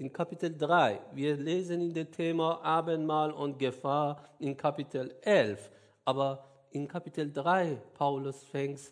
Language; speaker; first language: German; non-native, learner; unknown